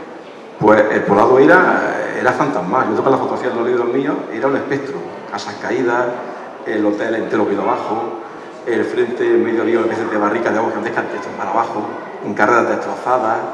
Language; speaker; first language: Spanish; native; Spanish